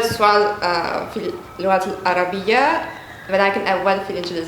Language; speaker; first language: Arabic; non-native, learner; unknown